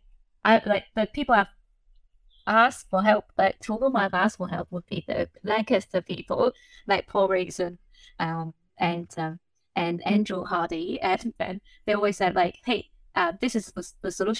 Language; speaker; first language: English; non-native, local second language; Cantonese